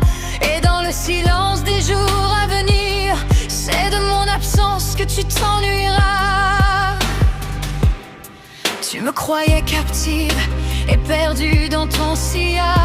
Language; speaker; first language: French; native; French